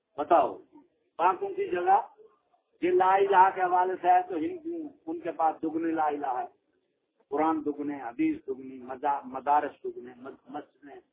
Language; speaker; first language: Urdu; non-native, local second language; Punjabi